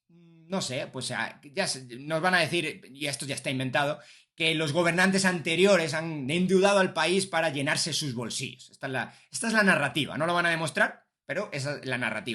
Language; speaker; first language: Spanish; native; Spanish